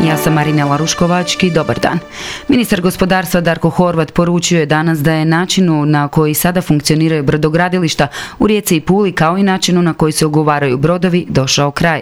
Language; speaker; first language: Croatian; native; Croatian